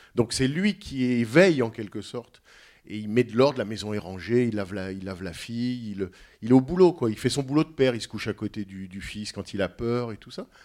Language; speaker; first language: French; native; French